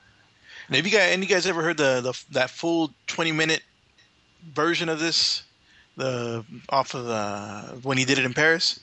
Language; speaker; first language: English; native; English